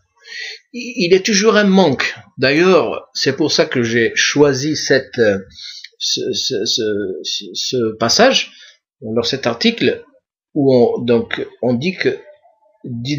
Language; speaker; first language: French; non-native, local second language; Arabic